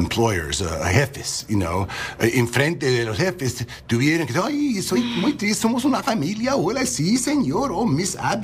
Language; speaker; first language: Spanish; non-native, learner; English